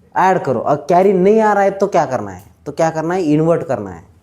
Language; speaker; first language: Hindi; non-native, local second language; Marathi